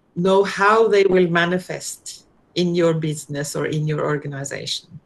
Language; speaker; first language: English; non-native, fluent; Norwegian